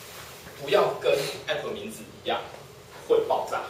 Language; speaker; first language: Chinese; native; Chinese